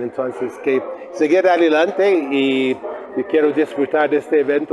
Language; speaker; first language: Spanish; non-native, fluent; English